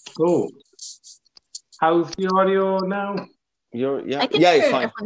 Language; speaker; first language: English; native; English